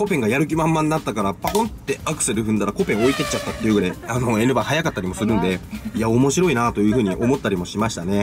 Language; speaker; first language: Japanese; native; Japanese